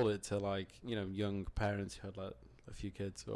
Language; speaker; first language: English; native; English